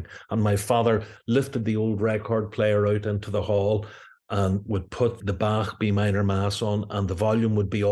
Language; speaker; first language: English; native; English